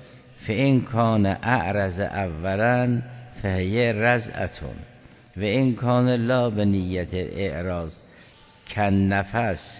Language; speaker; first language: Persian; native; Persian